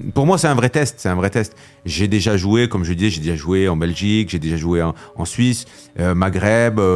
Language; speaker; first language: French; native; French